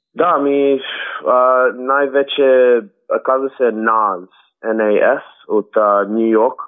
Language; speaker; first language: Bulgarian; early bilingual, heritage; Bulgarian